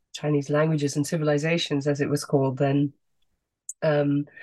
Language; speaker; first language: English; non-native, fluent; Dutch